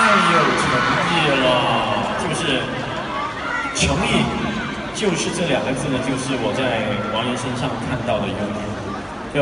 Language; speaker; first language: Chinese; non-native, local second language; Cantonese